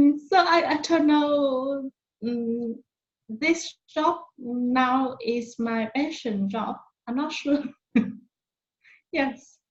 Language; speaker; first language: English; non-native, learner; Vietnamese